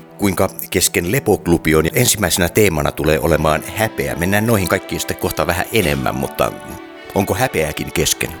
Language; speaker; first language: Finnish; native; Finnish